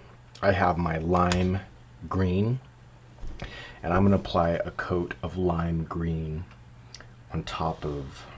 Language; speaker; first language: English; native; English